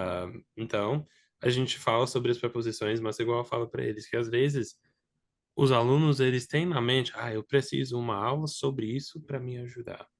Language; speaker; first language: Portuguese; non-native, fluent; English